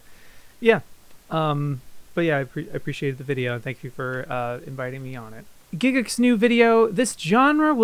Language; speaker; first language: English; native; English